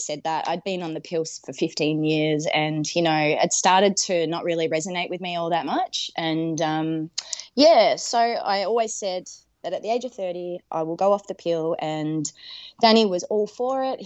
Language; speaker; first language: English; native; English